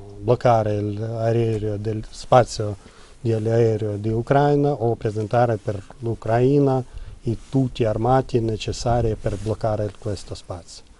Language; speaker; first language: Italian; non-native, learner; Ukrainian